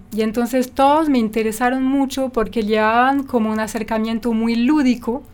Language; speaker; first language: Spanish; non-native, fluent; French